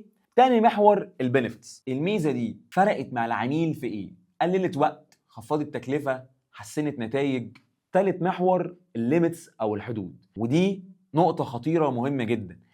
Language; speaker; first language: Arabic; native; Arabic